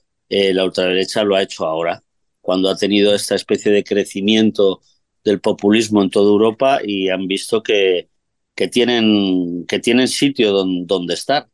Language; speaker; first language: Spanish; native; Spanish